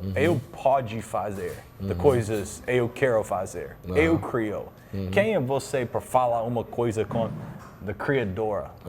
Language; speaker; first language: Portuguese; non-native, learner; English